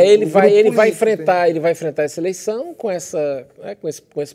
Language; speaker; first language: Portuguese; native; Portuguese